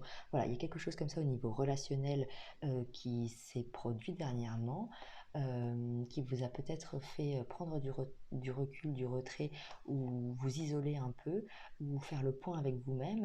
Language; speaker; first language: French; native; French